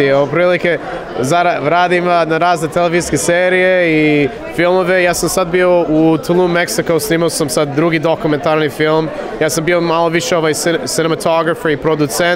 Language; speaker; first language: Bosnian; early bilingual, heritage; Serbian